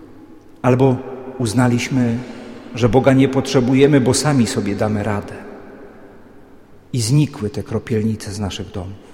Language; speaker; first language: Polish; native; Polish